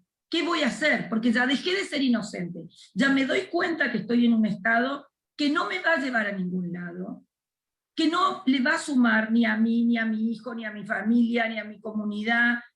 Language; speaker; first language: Spanish; native; Spanish